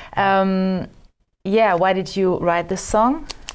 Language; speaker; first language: English; non-native, fluent; German